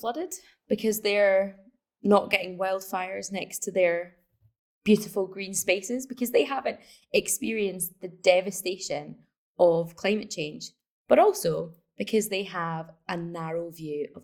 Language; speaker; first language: English; native; English